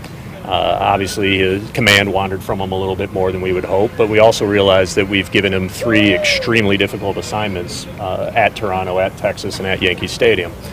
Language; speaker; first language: English; native; English